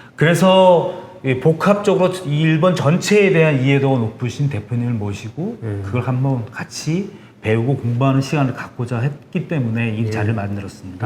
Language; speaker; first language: Korean; native; Korean